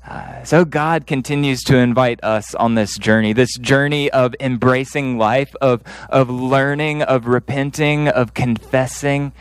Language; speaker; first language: English; native; English